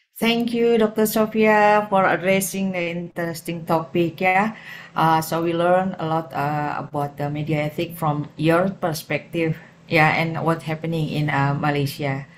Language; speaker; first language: English; non-native, fluent; Indonesian